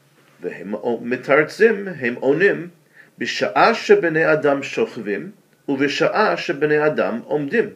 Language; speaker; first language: Hebrew; non-native, fluent; English